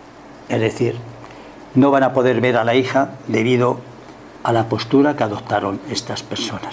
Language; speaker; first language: Spanish; native; Spanish